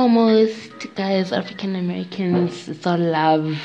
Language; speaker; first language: English; non-native, local second language; Tswana